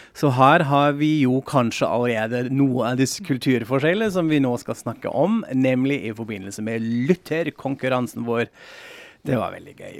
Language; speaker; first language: Norwegian; non-native, fluent; German